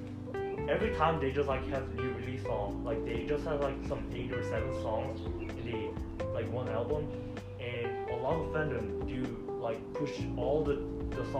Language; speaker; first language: English; non-native, learner; Korean